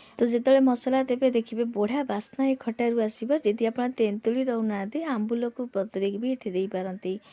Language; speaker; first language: Odia; native; Odia